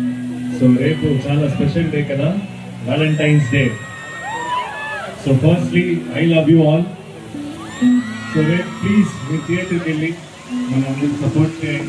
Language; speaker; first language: Telugu; non-native, learner; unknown